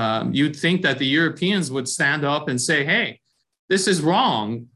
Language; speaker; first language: English; early bilingual, other home language; Persian